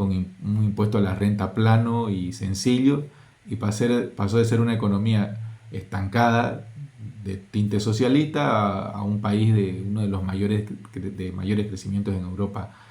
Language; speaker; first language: Spanish; native; Spanish